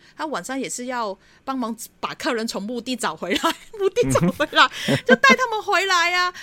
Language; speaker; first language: Chinese; non-native, fluent; Cantonese